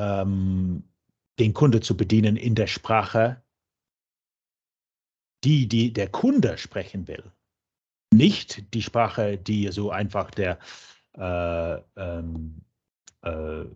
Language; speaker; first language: German; non-native, fluent; English